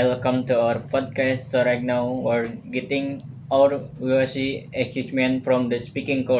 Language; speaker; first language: English; non-native, learner; Indonesian